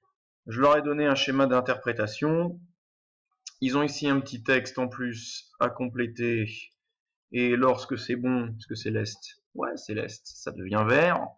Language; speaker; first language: French; native; French